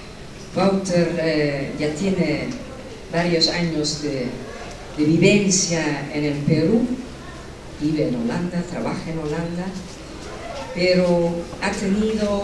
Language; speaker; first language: Spanish; non-native, fluent; Dutch